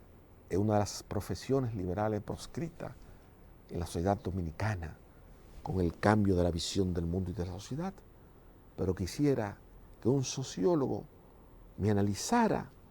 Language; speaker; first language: Spanish; native; Spanish